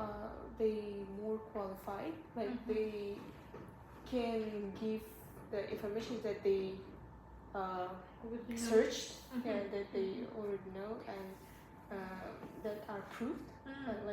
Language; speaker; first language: English; non-native, learner; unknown